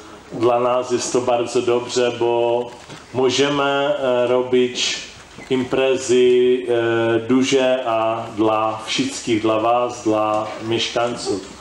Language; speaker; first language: Polish; non-native, learner; Czech